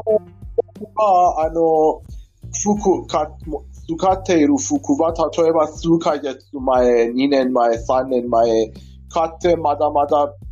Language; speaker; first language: Japanese; non-native, learner; Persian